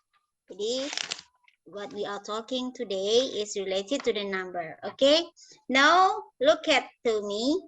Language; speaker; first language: English; non-native, learner; Indonesian